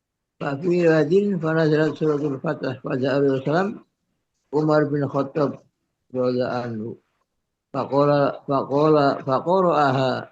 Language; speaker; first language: Arabic; non-native, fluent; Indonesian